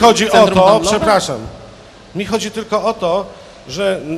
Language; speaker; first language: Polish; native; Polish